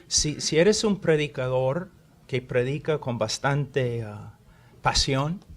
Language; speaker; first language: Spanish; non-native, fluent; English